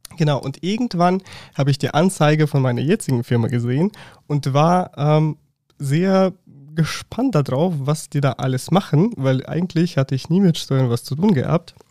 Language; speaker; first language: German; non-native, fluent; Russian